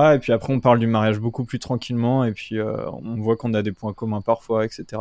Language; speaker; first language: French; native; French